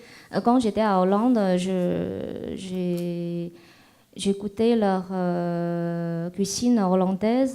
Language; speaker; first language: French; non-native, fluent; Chinese